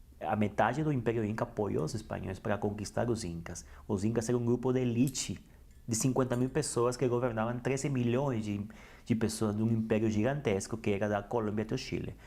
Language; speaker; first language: Portuguese; non-native, fluent; Spanish